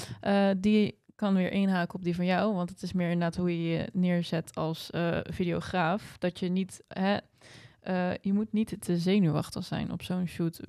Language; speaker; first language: Dutch; native; Dutch